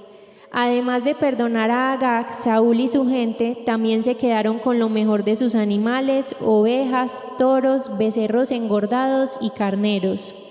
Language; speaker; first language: Spanish; native; Spanish